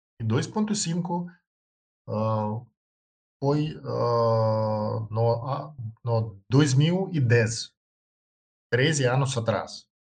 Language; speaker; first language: Portuguese; non-native, learner; Russian